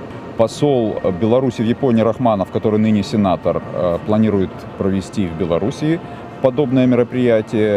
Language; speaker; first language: Russian; native; Russian